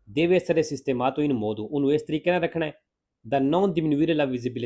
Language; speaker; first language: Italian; non-native, fluent; Punjabi